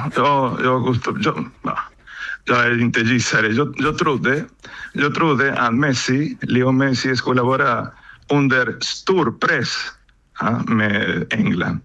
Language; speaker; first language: Swedish; non-native, learner; Spanish